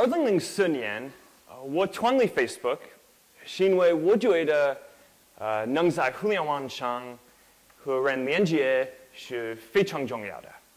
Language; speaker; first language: Chinese; non-native, learner; English